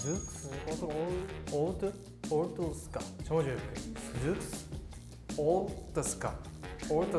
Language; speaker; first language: Korean; native; Korean